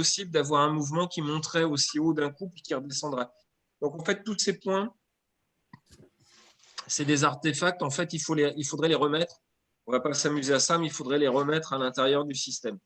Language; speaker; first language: French; native; French